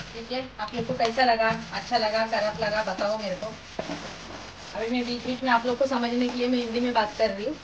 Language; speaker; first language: Hindi; non-native, local second language; Telugu